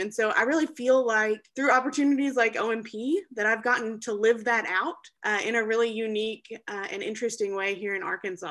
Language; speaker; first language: English; native; English